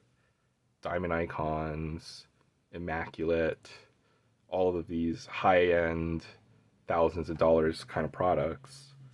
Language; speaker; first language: English; native; English